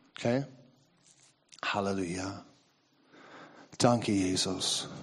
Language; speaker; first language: German; non-native, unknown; English